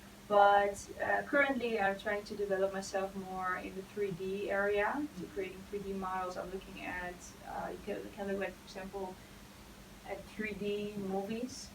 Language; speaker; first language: English; non-native, fluent; Dutch